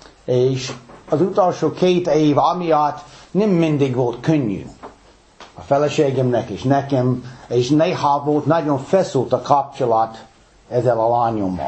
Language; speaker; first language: Hungarian; non-native, fluent; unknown